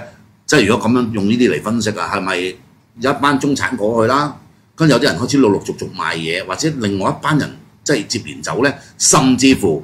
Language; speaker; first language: Cantonese; native; Cantonese